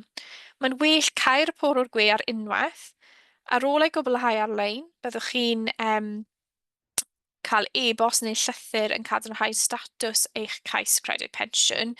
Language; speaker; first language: Welsh; native; Welsh